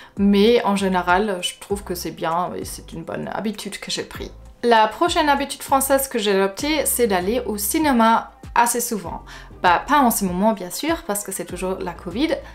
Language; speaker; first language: French; non-native, fluent; German